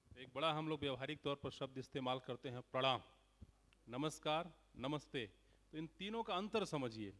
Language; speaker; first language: Hindi; native; Hindi